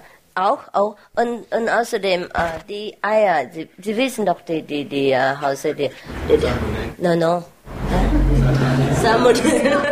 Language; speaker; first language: German; non-native, learner; Vietnamese